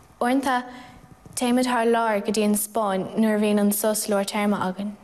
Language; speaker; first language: Irish; non-native, local second language; English